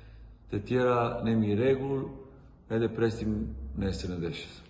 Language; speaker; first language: Albanian; non-native, learner; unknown